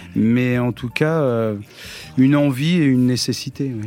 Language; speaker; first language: French; native; French